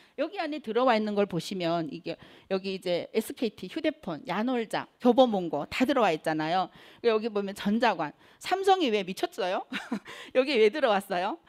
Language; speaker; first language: Korean; native; Korean